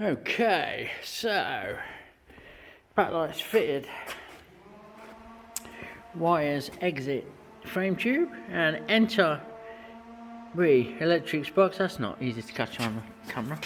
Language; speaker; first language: English; native; English